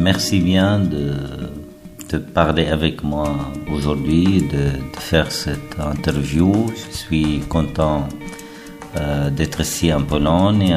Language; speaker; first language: French; non-native, fluent; Arabic